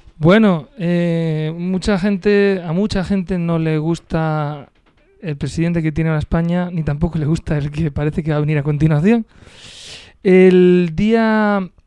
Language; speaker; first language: Spanish; native; Spanish